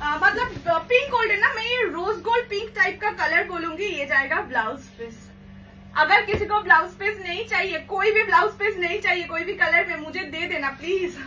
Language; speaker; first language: Hindi; non-native, local second language; Bangla